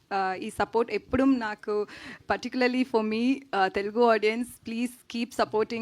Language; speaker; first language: Telugu; non-native, learner; Tamil